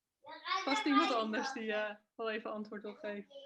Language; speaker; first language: Dutch; native; Dutch